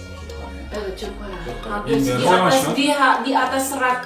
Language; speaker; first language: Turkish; non-native, learner; Indonesian